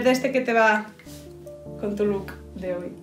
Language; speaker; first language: Spanish; native; Spanish